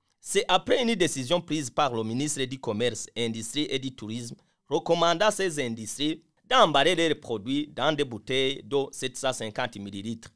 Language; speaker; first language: French; non-native, local second language; Rundi